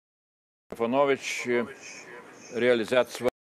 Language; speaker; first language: Russian; non-native, fluent; Lithuanian